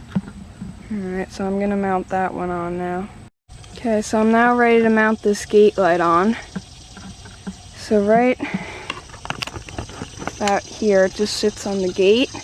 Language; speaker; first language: English; native; English